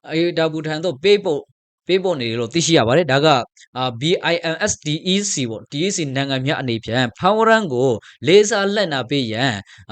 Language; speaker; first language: Burmese; native; Burmese